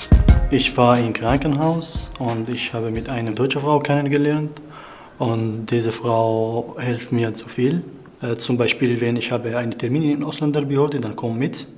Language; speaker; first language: German; non-native, learner; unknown